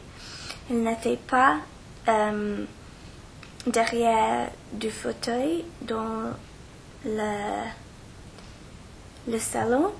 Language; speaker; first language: French; non-native, learner; English